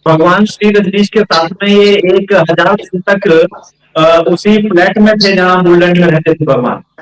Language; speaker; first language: Hindi; native; Hindi